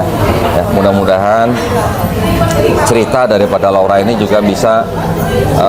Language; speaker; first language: Indonesian; native; Indonesian